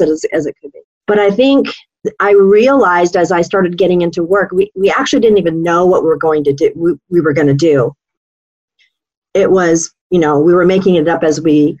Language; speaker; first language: English; native; English